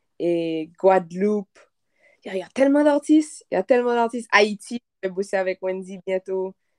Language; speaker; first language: French; non-native, local second language; Haitian Creole